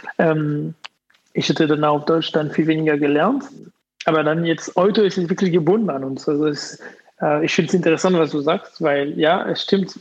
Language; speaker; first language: German; non-native, fluent; French